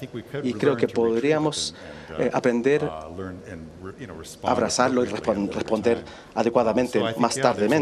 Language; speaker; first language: Spanish; non-native, fluent; English